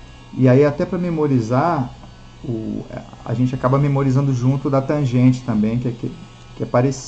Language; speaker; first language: Portuguese; native; Portuguese